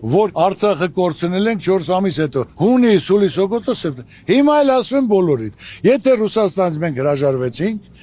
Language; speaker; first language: Armenian; native; Armenian